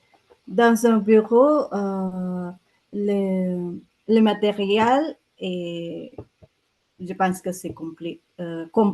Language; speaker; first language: French; non-native, learner; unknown